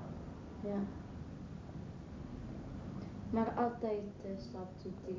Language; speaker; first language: Dutch; non-native, learner; Arabic